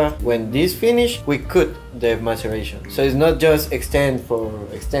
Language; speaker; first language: English; non-native, learner; Spanish